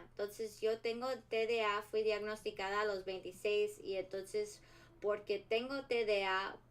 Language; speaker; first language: Spanish; early bilingual, heritage; Spanish